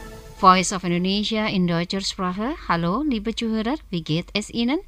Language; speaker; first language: German; non-native, fluent; Indonesian